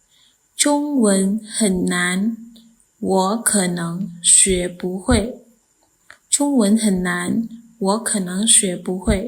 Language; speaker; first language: Chinese; non-native, fluent; Khmer